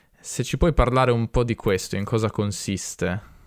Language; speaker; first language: Italian; native; Italian